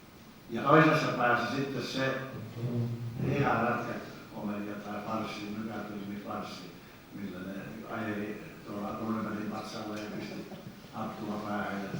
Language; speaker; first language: Finnish; native; Finnish